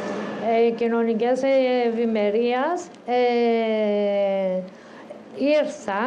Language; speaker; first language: Greek; non-native, local second language; Turkish